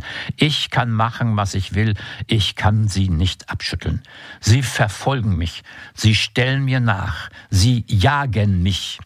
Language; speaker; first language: German; native; German